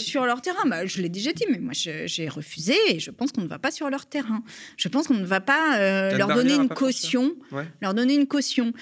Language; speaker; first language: French; native; French